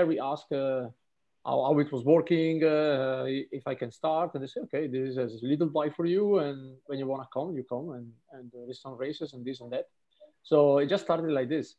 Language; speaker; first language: English; non-native, fluent; Italian